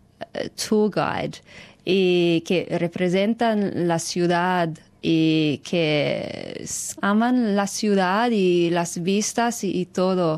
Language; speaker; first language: Spanish; non-native, fluent; English